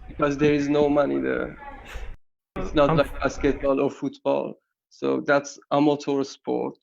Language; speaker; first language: English; non-native, learner; Persian